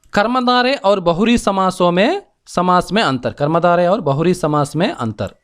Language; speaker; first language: Hindi; non-native, local second language; Telugu